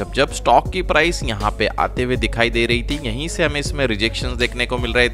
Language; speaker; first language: Hindi; native; Hindi